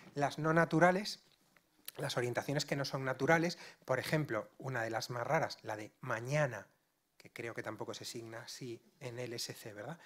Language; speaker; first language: Spanish; non-native, local second language; Galician